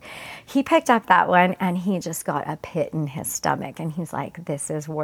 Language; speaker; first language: English; native; English